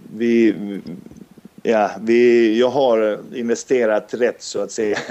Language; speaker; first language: Swedish; non-native, fluent; Serbian